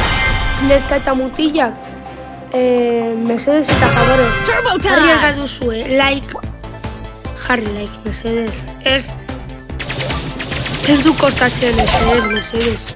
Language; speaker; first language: Basque; non-native, local second language; Spanish